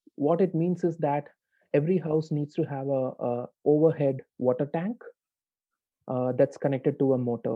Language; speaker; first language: English; non-native, local second language; Tamil